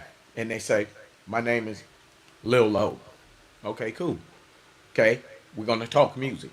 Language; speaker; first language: English; native; English